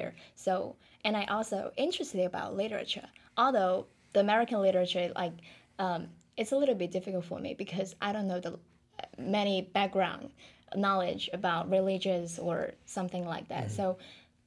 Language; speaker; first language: English; non-native, fluent; Chinese